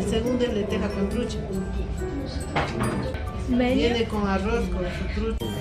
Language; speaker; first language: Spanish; non-native, learner; Korean